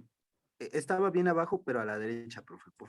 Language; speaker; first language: Spanish; native; Spanish